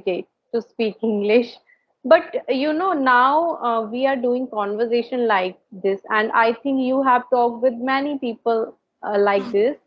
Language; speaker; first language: English; non-native, learner; Hindi